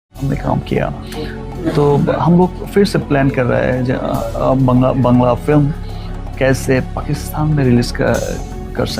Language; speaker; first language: Hindi; non-native, fluent; Bangla